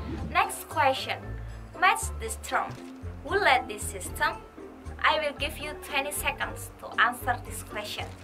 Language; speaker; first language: English; non-native, fluent; Indonesian